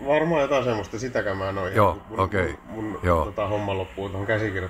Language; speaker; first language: Finnish; native; Finnish